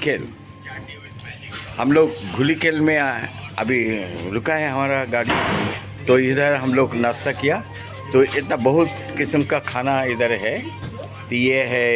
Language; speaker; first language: Hindi; non-native, local second language; Bangla